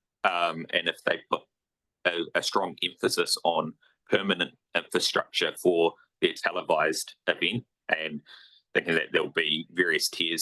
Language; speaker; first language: English; native; English